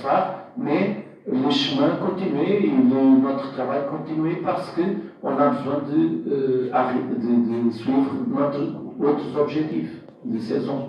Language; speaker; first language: French; non-native, fluent; Portuguese